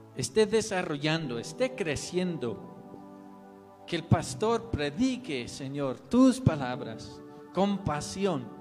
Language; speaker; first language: Spanish; non-native, fluent; English